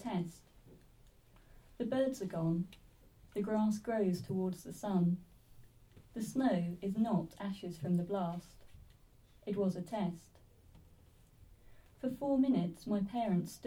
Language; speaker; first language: English; native; English